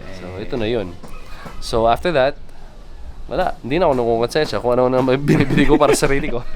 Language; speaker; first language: Filipino; non-native, local second language; Cebuano